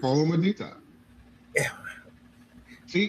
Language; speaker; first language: English; native; English